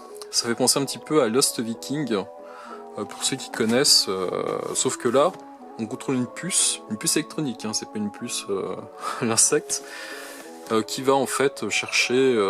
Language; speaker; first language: French; native; French